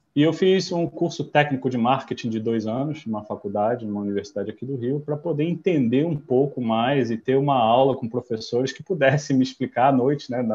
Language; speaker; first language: Portuguese; non-native, fluent; English